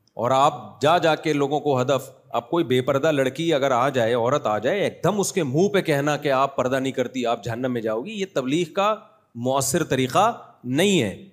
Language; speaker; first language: Urdu; native; Urdu